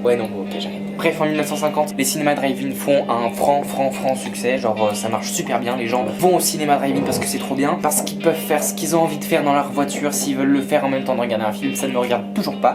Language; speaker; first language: French; native; French